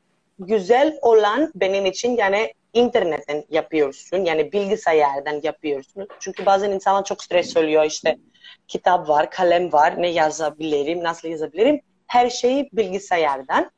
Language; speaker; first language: Turkish; non-native, learner; Greek